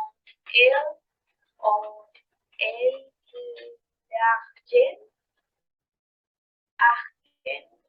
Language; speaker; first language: French; non-native, learner; Spanish